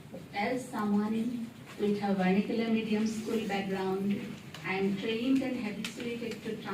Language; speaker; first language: English; non-native, local second language; Assamese